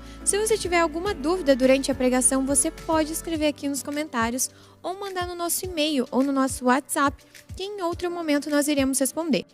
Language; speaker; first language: Portuguese; native; Portuguese